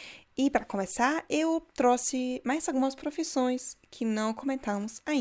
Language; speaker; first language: Portuguese; non-native, fluent; German